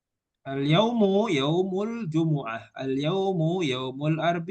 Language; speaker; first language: Arabic; non-native, fluent; Malay